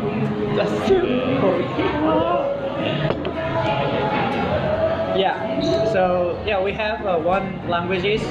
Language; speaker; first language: English; non-native, learner; Japanese